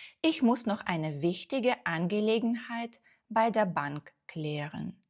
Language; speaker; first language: German; non-native, fluent; Ukrainian